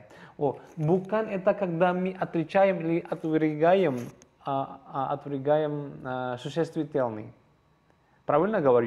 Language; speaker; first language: Russian; non-native, learner; Javanese